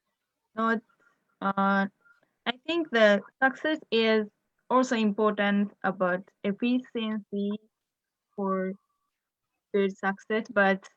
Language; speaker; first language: English; non-native, learner; Japanese